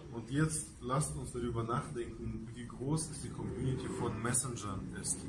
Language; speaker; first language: German; non-native, fluent; Russian